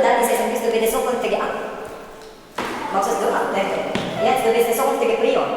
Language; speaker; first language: German; non-native, learner; Filipino